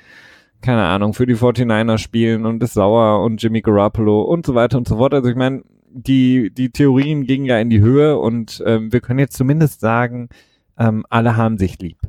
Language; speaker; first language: German; native; German